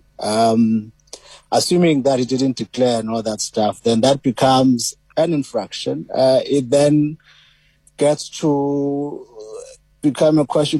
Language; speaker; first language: English; non-native, local second language; Xhosa